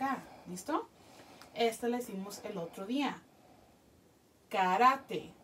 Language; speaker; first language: Spanish; early bilingual, heritage; Spanish